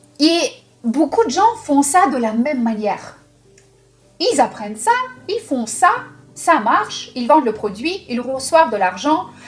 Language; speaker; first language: French; non-native, fluent; Russian